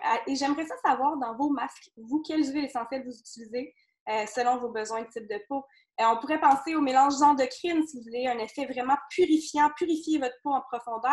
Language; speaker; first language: French; native; French